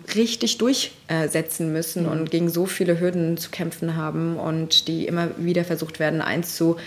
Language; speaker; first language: German; early bilingual, other home language; Persian